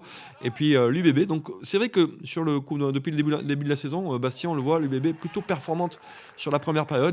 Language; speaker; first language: French; native; French